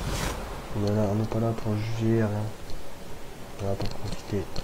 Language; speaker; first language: French; native; French